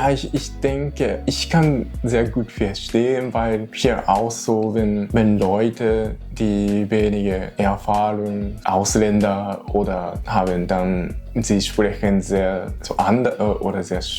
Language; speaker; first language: German; non-native, learner; Japanese